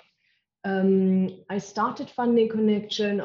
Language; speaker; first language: English; non-native, fluent; German